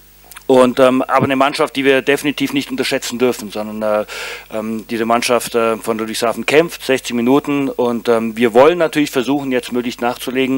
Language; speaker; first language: German; native; German